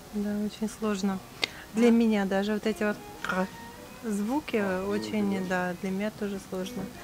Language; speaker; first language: Russian; native; Russian